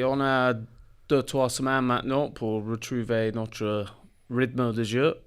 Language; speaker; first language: French; non-native, learner; English